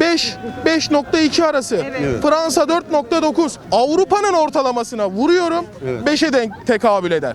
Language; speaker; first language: Turkish; native; Turkish